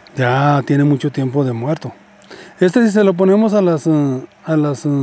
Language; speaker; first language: Spanish; native; Spanish